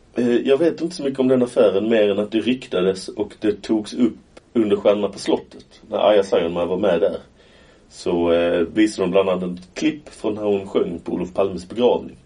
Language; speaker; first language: Swedish; native; Swedish